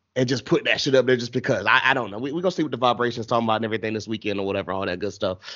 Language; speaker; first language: English; native; English